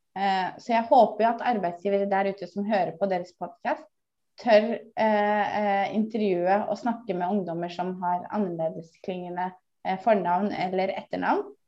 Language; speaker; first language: Norwegian; early bilingual, other home language; Somali